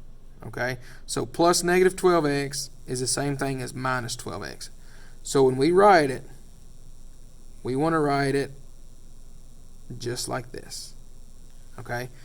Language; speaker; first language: English; native; English